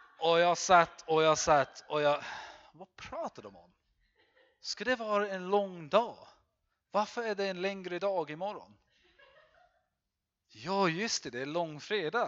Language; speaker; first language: Swedish; non-native, fluent; English